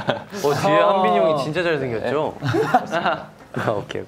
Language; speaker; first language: Korean; non-native, fluent; Chinese